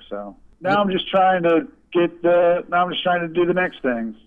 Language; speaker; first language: English; native; English